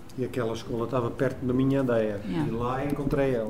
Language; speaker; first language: Portuguese; non-native, learner; Dutch